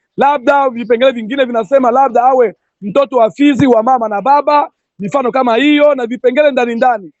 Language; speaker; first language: Swahili; native; Swahili